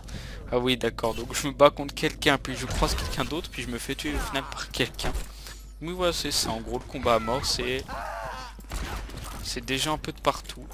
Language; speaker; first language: French; native; French